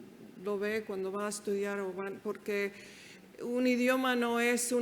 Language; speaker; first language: Spanish; early bilingual, heritage; Spanish